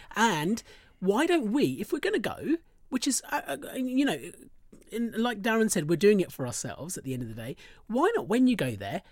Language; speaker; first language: English; early bilingual, other home language; Hindi